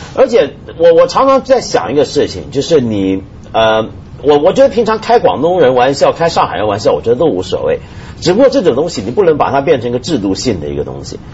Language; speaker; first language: Chinese; non-native, local second language; Cantonese